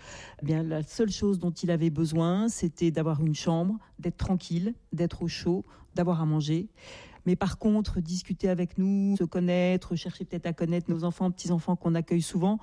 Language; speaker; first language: French; native; French